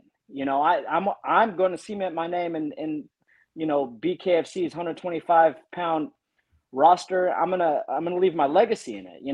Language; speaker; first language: English; native; English